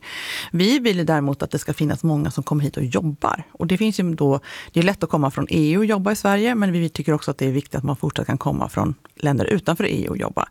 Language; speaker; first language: Swedish; native; Swedish